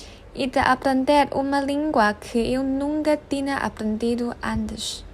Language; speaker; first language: Portuguese; non-native, learner; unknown